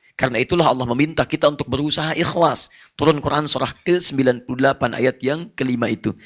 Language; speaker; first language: Indonesian; non-native, fluent; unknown